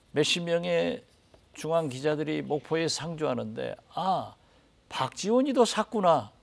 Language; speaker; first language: Korean; native; Korean